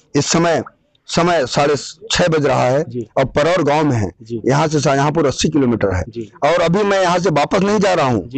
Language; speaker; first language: Hindi; native; Hindi